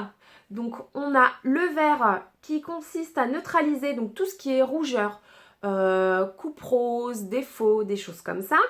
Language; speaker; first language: French; native; French